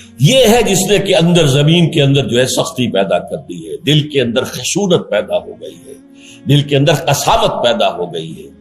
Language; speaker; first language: Urdu; native; Urdu